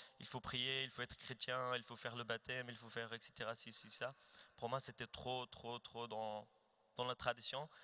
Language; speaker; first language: French; non-native, fluent; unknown